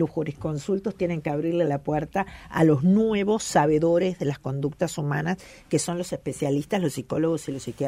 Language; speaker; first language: Spanish; native; Spanish